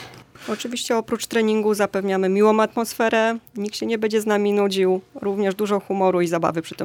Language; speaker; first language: Polish; native; Polish